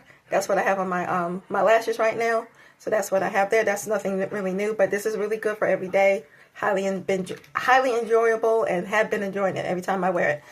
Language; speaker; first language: English; native; English